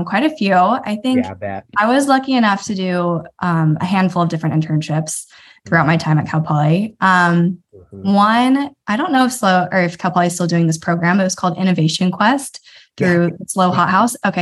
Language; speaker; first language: English; native; English